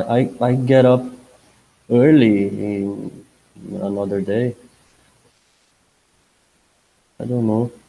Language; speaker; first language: English; non-native, learner; Portuguese